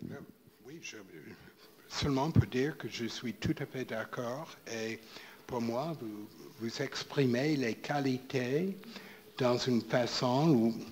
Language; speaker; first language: French; non-native, fluent; English